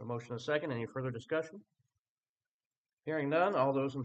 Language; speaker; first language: English; native; English